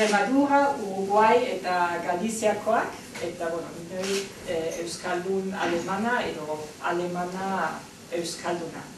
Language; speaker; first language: Basque; non-native, fluent; German